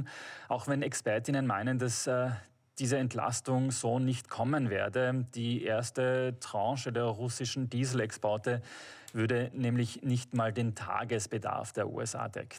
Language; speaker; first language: German; native; German